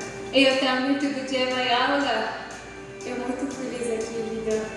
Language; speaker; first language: Portuguese; non-native, learner; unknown